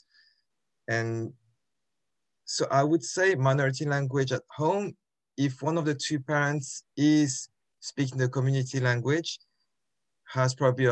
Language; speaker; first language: English; non-native, fluent; French